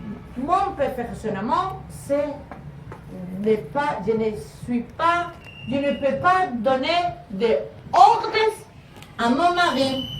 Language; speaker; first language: French; non-native, learner; Spanish